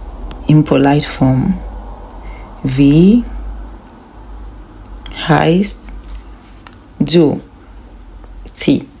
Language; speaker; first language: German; non-native, learner; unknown